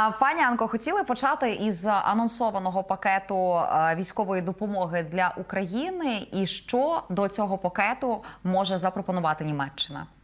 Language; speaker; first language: Ukrainian; native; Ukrainian